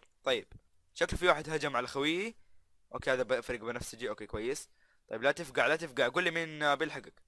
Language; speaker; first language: Arabic; native; Arabic